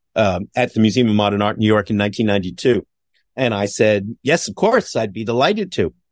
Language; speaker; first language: English; native; English